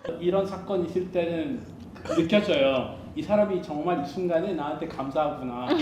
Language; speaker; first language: Korean; non-native, fluent; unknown